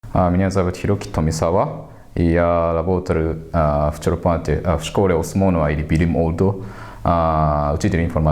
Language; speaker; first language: Russian; non-native, learner; Japanese